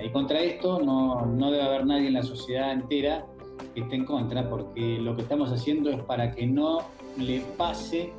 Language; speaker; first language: Spanish; native; Spanish